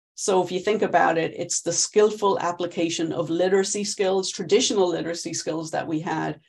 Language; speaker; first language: English; native; English